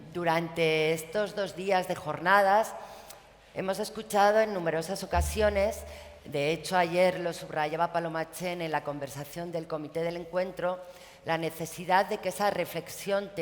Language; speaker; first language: Spanish; native; Spanish